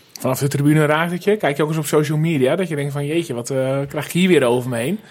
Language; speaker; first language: Dutch; native; Dutch